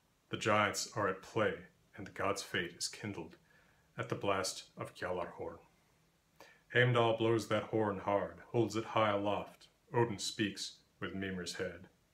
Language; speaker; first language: English; native; English